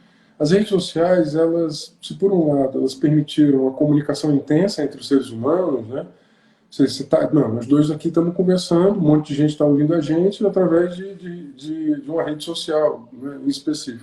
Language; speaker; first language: Portuguese; native; Portuguese